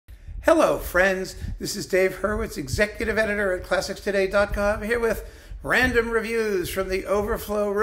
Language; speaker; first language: English; native; English